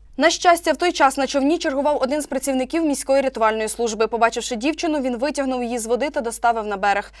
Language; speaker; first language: Ukrainian; native; Ukrainian